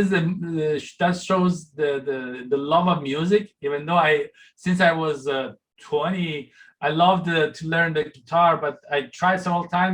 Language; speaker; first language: English; non-native, fluent; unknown